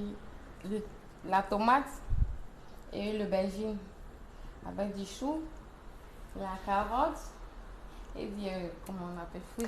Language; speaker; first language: French; non-native, local second language; Wolof